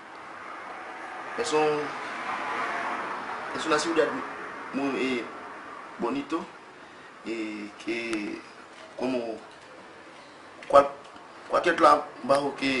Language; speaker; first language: Spanish; non-native, learner; Haitian Creole